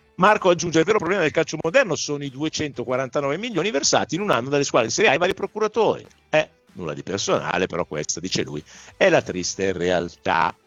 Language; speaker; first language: Italian; native; Italian